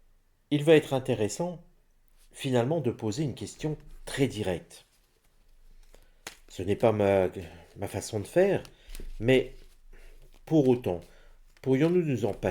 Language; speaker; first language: French; native; French